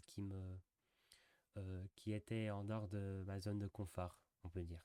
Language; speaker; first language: French; non-native, fluent; English